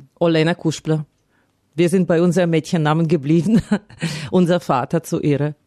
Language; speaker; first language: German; non-native, fluent; Ukrainian